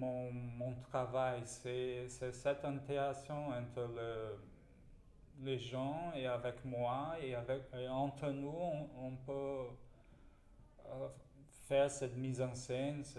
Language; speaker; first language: French; non-native, fluent; Portuguese